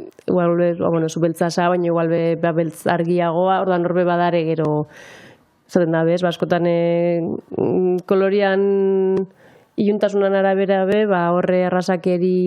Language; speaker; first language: Basque; native; Basque